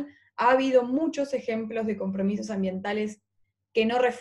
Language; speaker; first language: Spanish; native; Spanish